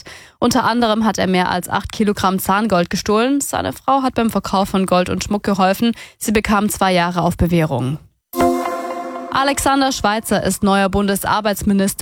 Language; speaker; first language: German; native; German